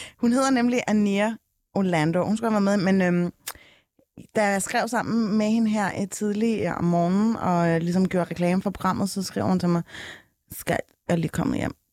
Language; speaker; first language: Danish; native; Danish